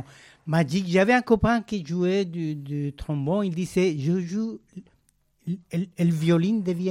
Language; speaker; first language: French; non-native, fluent; Spanish